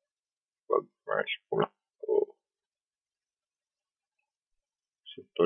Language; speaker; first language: Romanian; native; Romanian